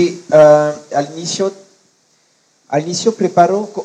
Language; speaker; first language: Spanish; non-native, learner; French